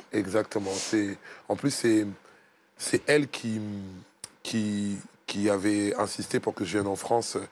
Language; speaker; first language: French; native; French